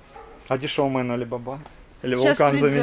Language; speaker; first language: Russian; native; Russian